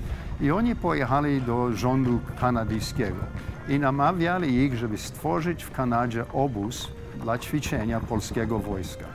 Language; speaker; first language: Polish; early bilingual, heritage; English